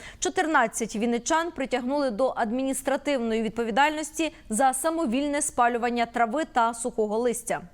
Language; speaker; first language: Ukrainian; native; Ukrainian